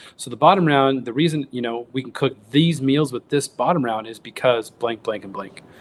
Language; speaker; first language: English; native; English